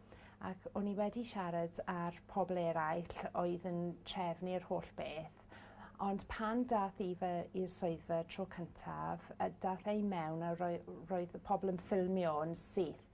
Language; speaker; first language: Welsh; non-native, local second language; English